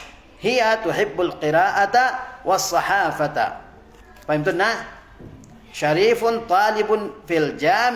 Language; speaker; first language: Arabic; non-native, fluent; Indonesian